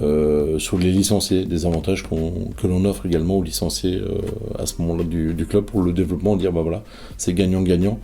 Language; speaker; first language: French; native; French